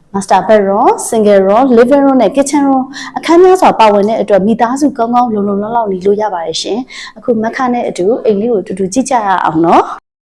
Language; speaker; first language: Burmese; native; Burmese